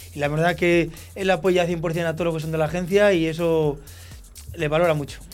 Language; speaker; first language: Spanish; native; Spanish